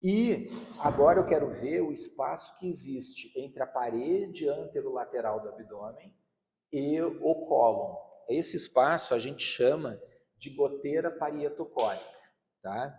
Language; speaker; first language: Portuguese; native; Portuguese